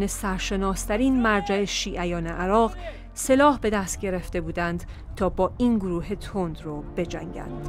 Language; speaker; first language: Persian; native; Persian